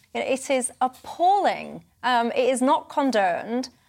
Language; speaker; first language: English; native; English